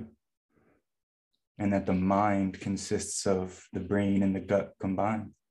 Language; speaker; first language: English; native; English